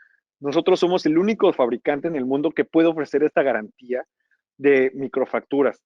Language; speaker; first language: Spanish; native; Spanish